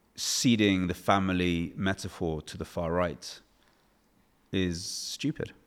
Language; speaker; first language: English; native; English